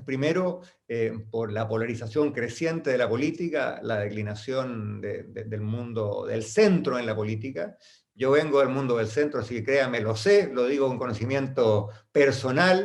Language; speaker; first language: Spanish; native; Spanish